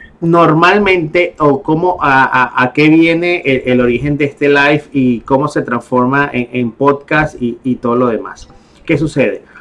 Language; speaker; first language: Spanish; native; Spanish